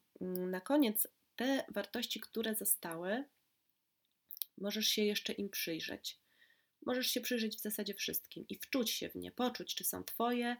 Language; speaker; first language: Polish; native; Polish